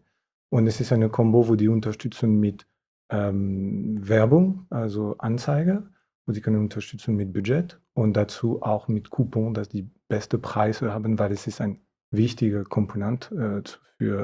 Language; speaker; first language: German; non-native, fluent; French